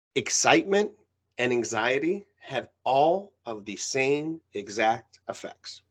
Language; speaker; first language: English; early bilingual, other home language; Spanish